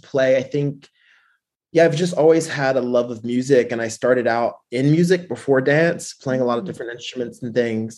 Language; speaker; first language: English; native; English